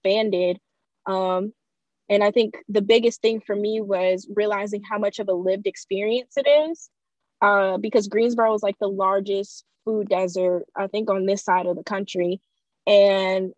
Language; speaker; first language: English; native; English